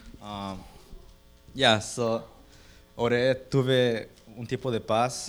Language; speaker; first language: Spanish; early bilingual, heritage; Spanish